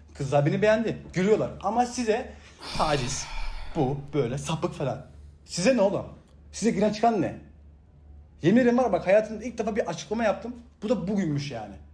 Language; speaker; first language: Turkish; early bilingual, heritage; Turkish